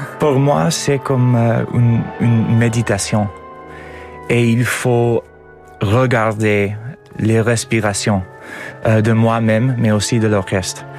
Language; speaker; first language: French; non-native, learner; English